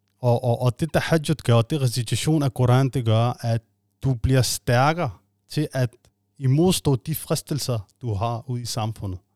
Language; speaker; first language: Danish; non-native, fluent; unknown